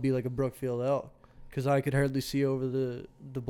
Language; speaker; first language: English; native; English